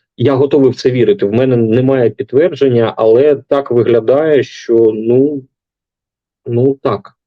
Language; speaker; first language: Ukrainian; non-native, local second language; Russian